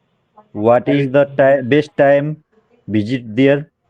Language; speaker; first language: English; non-native, learner; Nepali